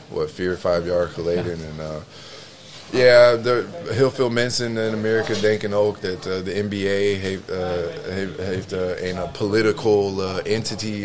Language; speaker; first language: Dutch; non-native, learner; English